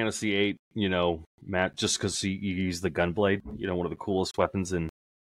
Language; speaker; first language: English; native; English